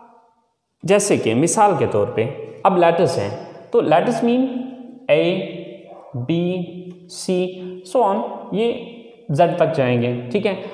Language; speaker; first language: Urdu; native; Urdu